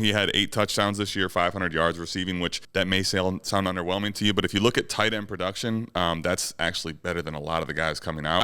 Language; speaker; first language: English; native; English